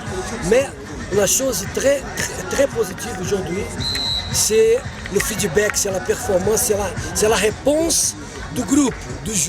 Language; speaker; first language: French; non-native, fluent; Portuguese